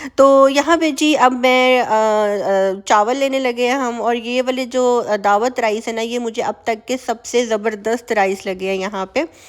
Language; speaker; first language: Urdu; native; Urdu